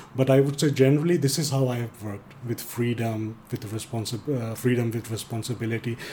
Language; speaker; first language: English; non-native, fluent; Danish